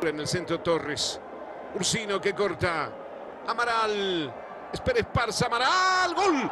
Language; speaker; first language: Spanish; native; Spanish